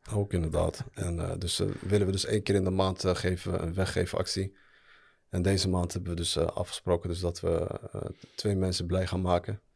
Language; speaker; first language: Dutch; early bilingual, other home language; Arabic